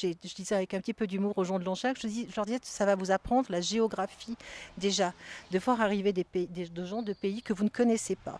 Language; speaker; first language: French; native; French